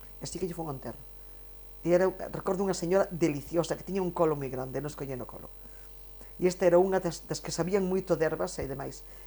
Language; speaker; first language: Galician; non-native, local second language; Spanish